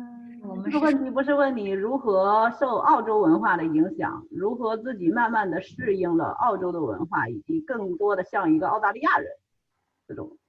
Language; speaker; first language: Chinese; native; Chinese